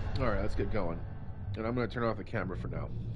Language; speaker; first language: English; native; English